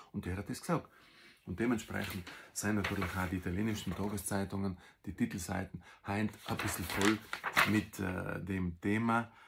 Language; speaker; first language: German; native; German